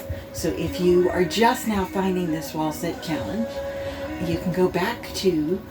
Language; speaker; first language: English; native; English